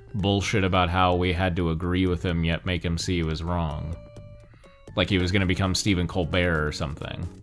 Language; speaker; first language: English; native; English